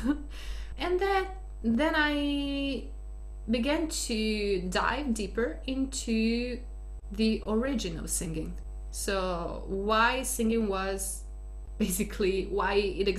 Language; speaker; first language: English; non-native, fluent; Italian